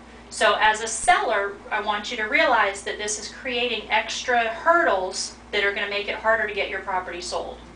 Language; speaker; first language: English; native; English